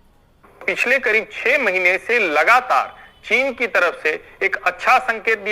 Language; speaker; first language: Hindi; native; Hindi